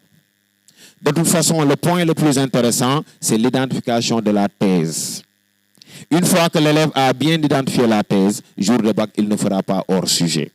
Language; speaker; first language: French; non-native, local second language; Wolof